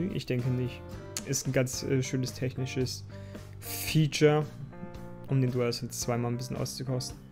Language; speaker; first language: German; native; German